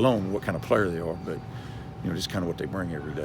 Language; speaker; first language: English; native; English